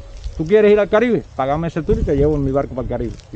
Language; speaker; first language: Spanish; native; Spanish